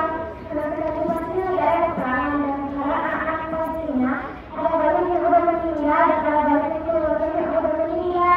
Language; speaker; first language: Indonesian; early bilingual, other home language; Arabic